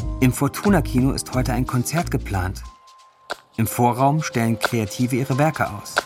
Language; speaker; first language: German; native; German